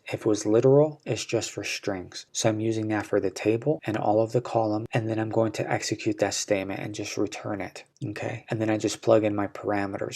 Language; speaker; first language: English; native; English